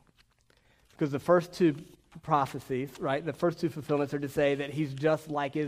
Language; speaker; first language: English; native; English